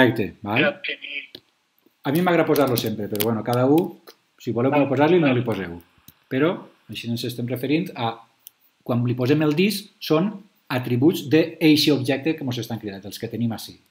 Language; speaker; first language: Catalan; native; Catalan